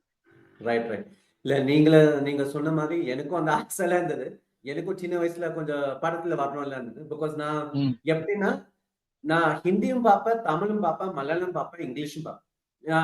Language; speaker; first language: Tamil; early bilingual, heritage; Tamil